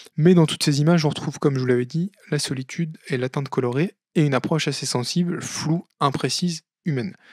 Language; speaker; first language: French; native; French